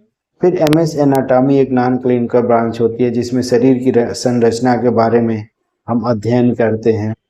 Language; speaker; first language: Hindi; native; Hindi